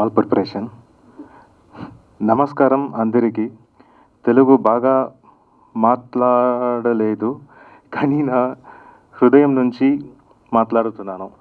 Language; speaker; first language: Telugu; non-native, learner; Kannada